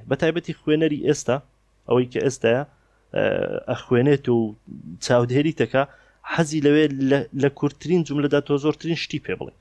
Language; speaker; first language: Central Kurdish; native; Central Kurdish